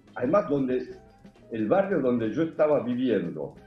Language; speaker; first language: Spanish; early bilingual, other home language; Korean